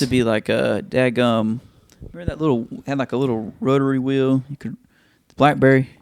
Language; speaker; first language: English; native; English